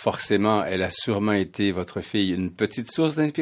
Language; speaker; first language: French; native; French